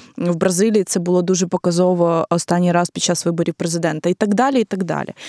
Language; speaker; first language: Ukrainian; native; Ukrainian